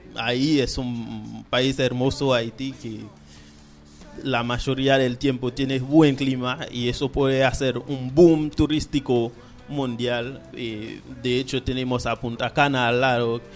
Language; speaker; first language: Spanish; non-native, fluent; Haitian Creole